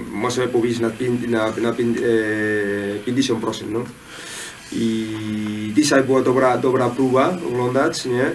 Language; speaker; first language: Polish; non-native, learner; Spanish